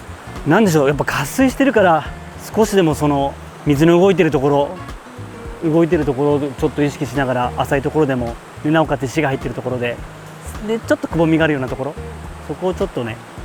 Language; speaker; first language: Japanese; native; Japanese